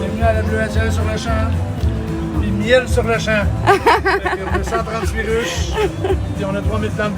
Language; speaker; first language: French; native; French